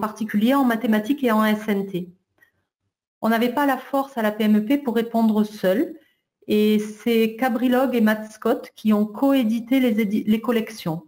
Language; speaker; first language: French; native; French